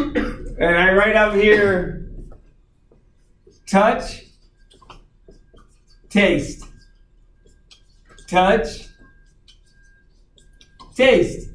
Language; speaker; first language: English; native; English